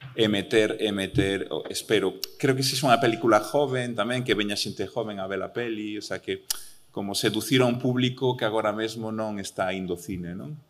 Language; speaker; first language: Galician; early bilingual, heritage; Galician